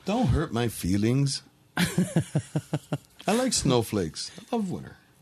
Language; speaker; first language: English; early bilingual, other home language; Spanish